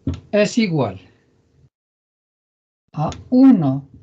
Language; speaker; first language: Spanish; native; Spanish